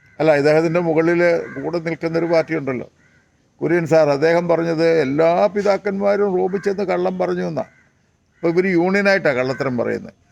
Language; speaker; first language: Malayalam; native; Malayalam